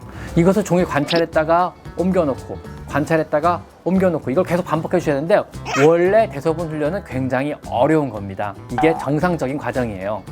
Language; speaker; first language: Korean; native; Korean